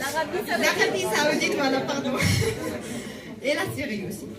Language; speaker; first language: French; non-native, learner; Arabic